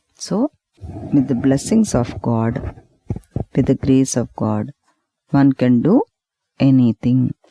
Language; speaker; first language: English; non-native, local second language; Telugu